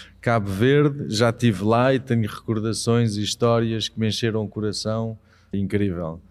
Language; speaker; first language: Portuguese; native; Portuguese